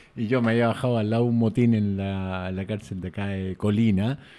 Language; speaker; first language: Spanish; native; Spanish